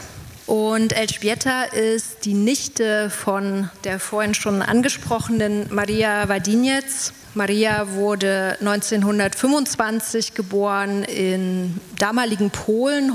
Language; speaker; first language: German; native; German